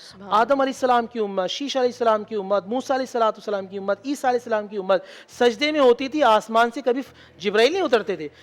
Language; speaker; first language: Urdu; native; Urdu